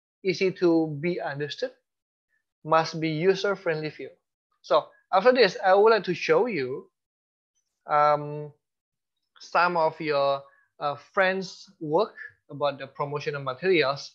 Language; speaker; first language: English; non-native, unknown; Indonesian